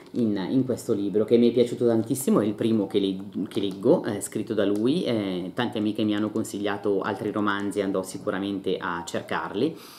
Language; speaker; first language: Italian; native; Italian